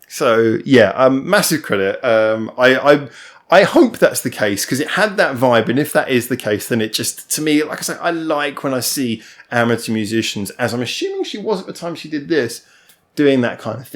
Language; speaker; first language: English; native; English